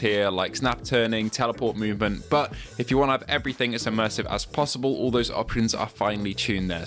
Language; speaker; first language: English; native; English